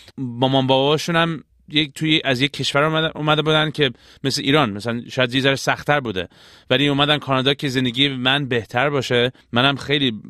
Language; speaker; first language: Persian; early bilingual, heritage; Persian